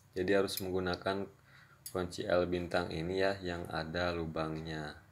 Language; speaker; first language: Indonesian; non-native, local second language; Sundanese